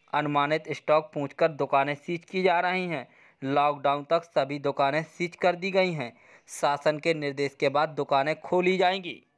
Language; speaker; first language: Hindi; native; Hindi